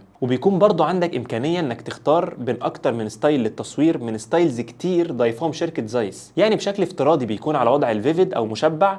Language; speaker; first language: Arabic; native; Arabic